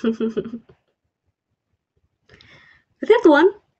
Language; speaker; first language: English; non-native, learner; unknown